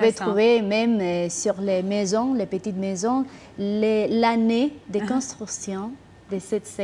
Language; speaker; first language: French; non-native, fluent; Spanish